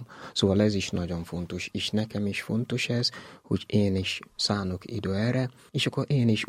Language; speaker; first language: Hungarian; non-native, fluent; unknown